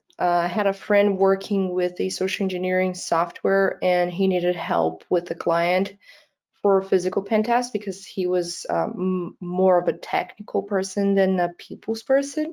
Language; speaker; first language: English; non-native, fluent; Portuguese